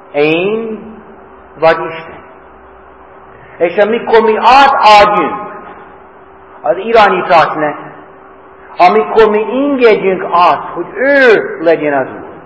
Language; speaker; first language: Hungarian; non-native, fluent; English